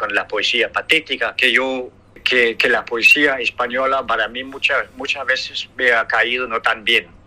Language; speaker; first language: Spanish; non-native, fluent; Danish